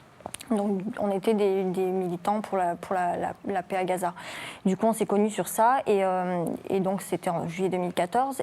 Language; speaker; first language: French; native; French